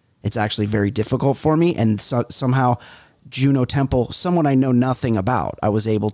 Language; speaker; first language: English; native; English